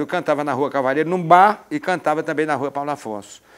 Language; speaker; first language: Portuguese; native; Portuguese